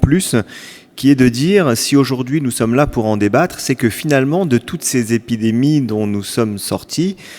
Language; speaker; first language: French; native; French